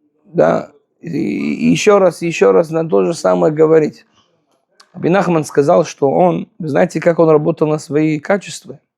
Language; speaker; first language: Russian; non-native, fluent; Hebrew